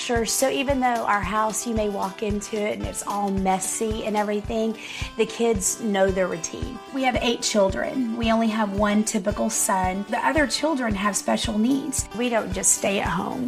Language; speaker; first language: English; native; English